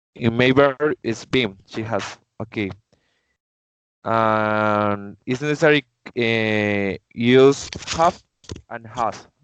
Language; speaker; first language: English; non-native, learner; Spanish